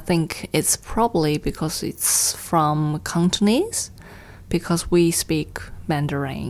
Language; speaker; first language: English; non-native, fluent; Chinese